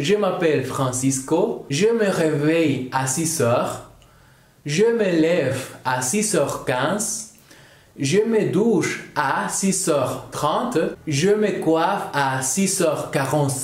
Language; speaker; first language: French; non-native, learner; Spanish